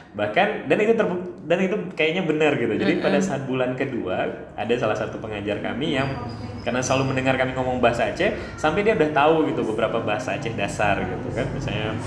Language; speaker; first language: Indonesian; non-native, local second language; Achinese